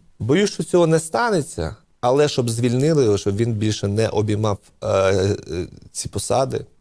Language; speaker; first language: Ukrainian; non-native, local second language; Russian